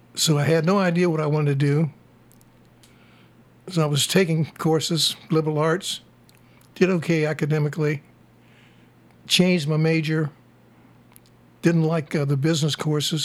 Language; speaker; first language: English; native; English